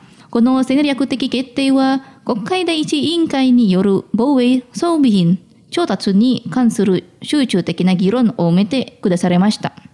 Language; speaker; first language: Japanese; non-native, fluent; Indonesian